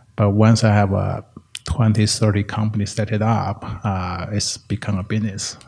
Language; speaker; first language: English; non-native, learner; Chinese